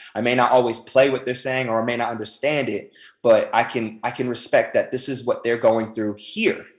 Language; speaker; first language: English; native; English